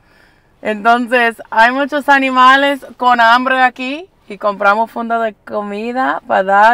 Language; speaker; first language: Spanish; early bilingual, heritage; English